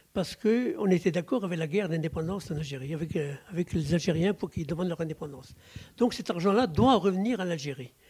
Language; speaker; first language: French; native; French